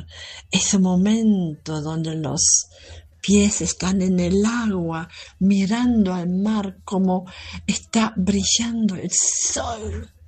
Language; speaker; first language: Spanish; non-native, fluent; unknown